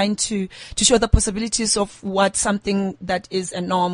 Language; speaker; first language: English; non-native, local second language; Southern Sotho